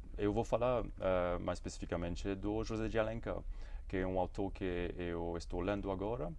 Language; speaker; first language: Portuguese; non-native, fluent; Morisyen